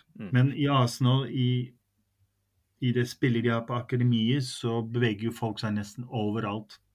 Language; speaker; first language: Norwegian; non-native, fluent; Dutch